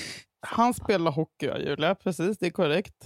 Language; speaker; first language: Swedish; native; Swedish